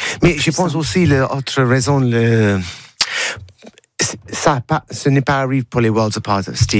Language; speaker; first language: French; non-native, learner; English